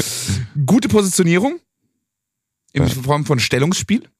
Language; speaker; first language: German; native; German